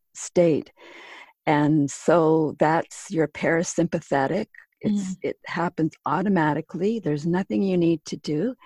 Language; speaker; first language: English; native; English